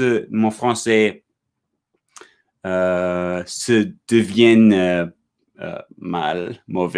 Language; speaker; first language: French; non-native, learner; English